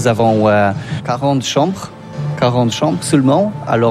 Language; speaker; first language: French; non-native, learner; Polish